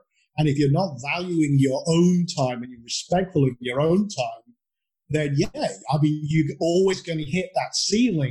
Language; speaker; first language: English; native; English